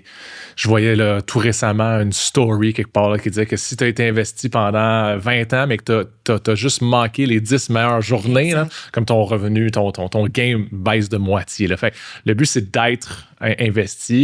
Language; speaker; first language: French; native; French